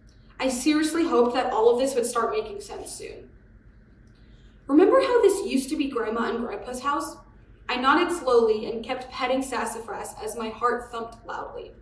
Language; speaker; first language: English; native; English